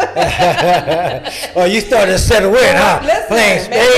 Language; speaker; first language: English; native; English